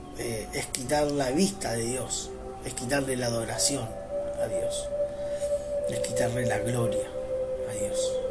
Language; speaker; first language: Spanish; native; Spanish